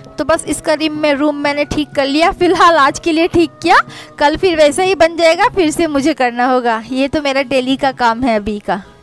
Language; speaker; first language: Hindi; non-native, local second language; Bangla